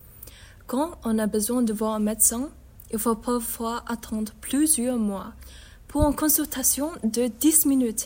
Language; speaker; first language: French; non-native, fluent; Chinese